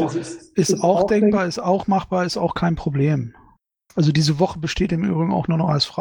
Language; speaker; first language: German; native; German